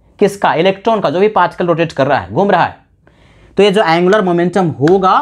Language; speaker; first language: Hindi; native; Hindi